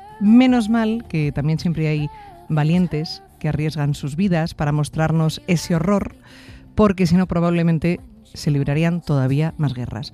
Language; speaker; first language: Spanish; native; Spanish